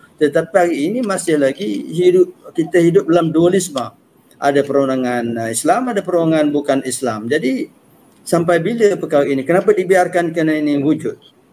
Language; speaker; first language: Malay; native; Malay